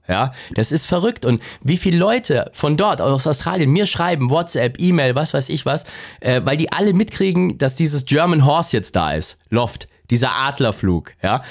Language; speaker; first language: German; native; German